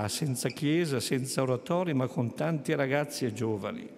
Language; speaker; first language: Italian; native; Italian